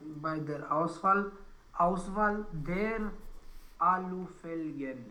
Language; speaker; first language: German; non-native, learner; Romanian